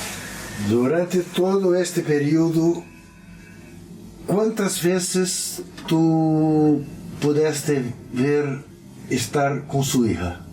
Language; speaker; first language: Spanish; non-native, learner; Portuguese